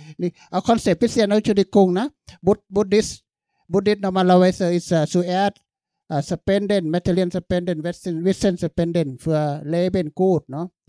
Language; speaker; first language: German; non-native, learner; Thai